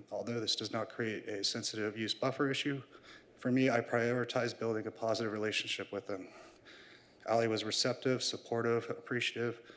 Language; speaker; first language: English; native; English